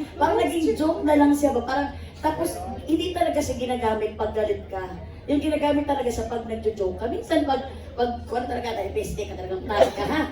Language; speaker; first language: Filipino; non-native, local second language; Cebuano